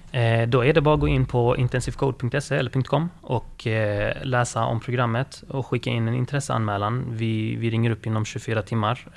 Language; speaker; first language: Swedish; early bilingual, other home language; Arabic